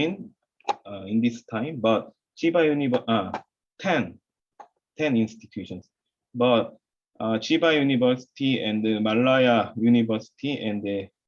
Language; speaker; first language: English; non-native, learner; Korean